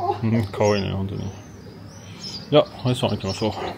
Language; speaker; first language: Japanese; non-native, learner; French